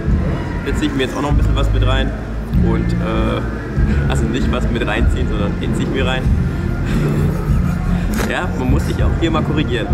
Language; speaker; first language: German; native; German